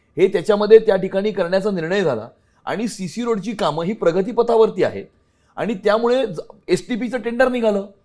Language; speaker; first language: Marathi; native; Marathi